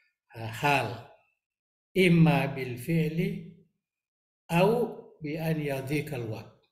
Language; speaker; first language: Arabic; non-native, fluent; Indonesian